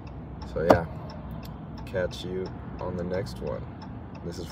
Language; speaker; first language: English; native; English